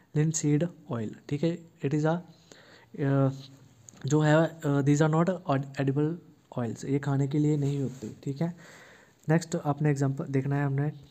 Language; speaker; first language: Hindi; native; Hindi